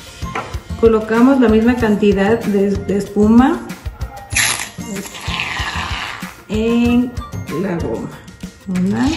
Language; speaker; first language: Spanish; native; Spanish